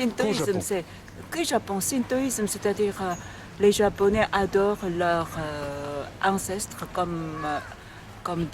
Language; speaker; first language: French; non-native, learner; Korean